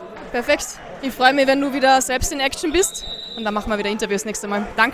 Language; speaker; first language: German; native; German